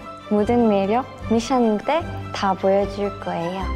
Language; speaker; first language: Korean; non-native, fluent; Thai